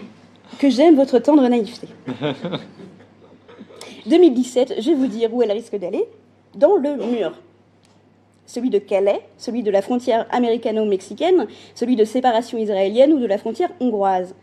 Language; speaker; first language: French; native; French